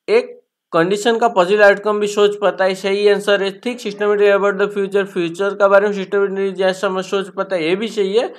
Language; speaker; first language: Hindi; non-native, local second language; Bangla